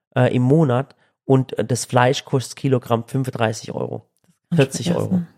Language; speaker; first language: German; early bilingual, other home language; Turkish